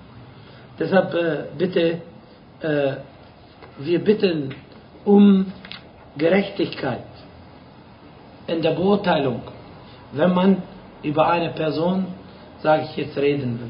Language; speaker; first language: German; non-native, fluent; Arabic